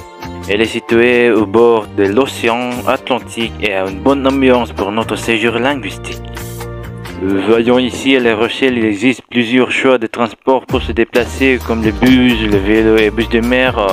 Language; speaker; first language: French; non-native, learner; Indonesian